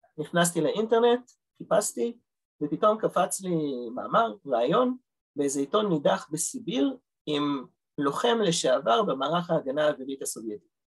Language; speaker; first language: Hebrew; early bilingual, other home language; Russian